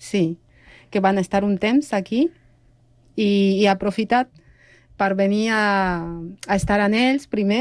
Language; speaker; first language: Catalan; non-native, fluent; Spanish